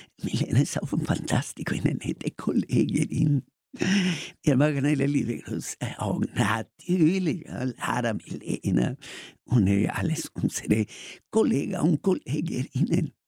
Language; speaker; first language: German; non-native, learner; Spanish